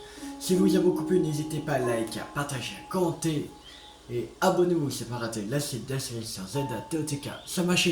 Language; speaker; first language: French; native; French